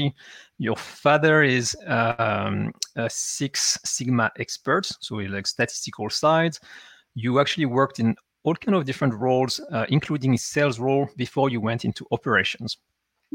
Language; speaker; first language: English; non-native, fluent; French